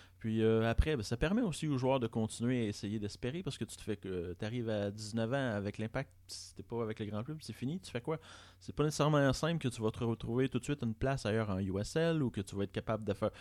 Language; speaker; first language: French; native; French